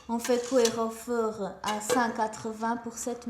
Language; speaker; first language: French; non-native, learner; Portuguese